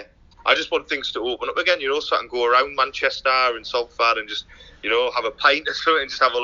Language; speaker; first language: English; native; English